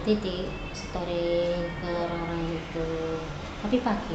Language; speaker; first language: Indonesian; native; Indonesian